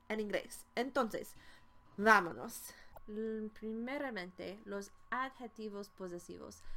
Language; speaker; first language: Spanish; non-native, fluent; English